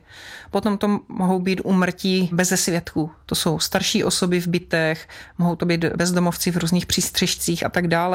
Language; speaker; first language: Czech; native; Czech